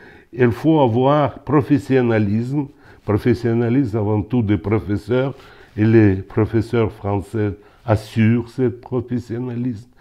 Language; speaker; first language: French; non-native, local second language; Ukrainian